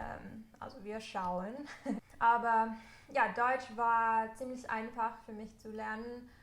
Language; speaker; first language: German; non-native, fluent; English